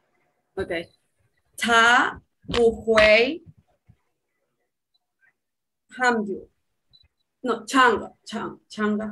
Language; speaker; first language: Chinese; non-native, learner; Spanish